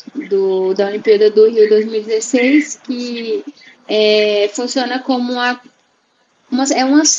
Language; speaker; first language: Portuguese; native; Portuguese